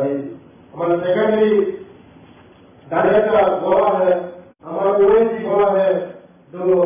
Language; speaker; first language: Hindi; non-native, local second language; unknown